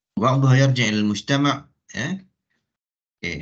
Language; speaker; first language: Arabic; non-native, fluent; Malay